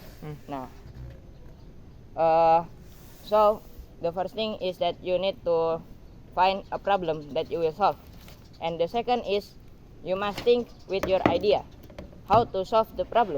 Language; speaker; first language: English; non-native, learner; Indonesian